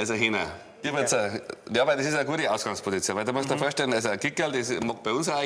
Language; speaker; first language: German; native; German